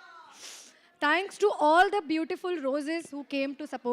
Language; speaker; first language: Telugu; non-native, local second language; Hindi